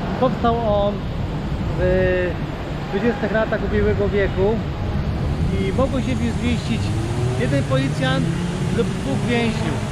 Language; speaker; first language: Polish; native; Polish